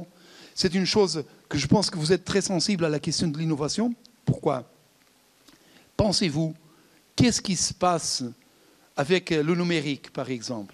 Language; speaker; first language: French; non-native, fluent; Portuguese